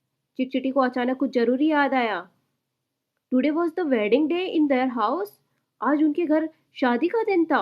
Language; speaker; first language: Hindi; native; Hindi